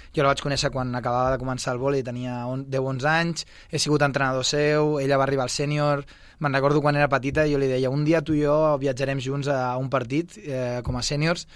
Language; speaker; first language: Catalan; early bilingual, other home language; Bosnian